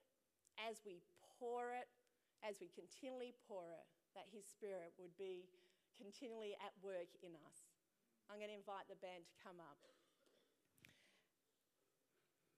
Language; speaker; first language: English; native; English